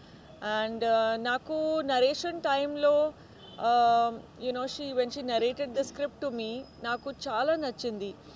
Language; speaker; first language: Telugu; non-native, fluent; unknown